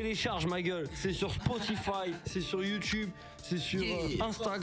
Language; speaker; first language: French; native; French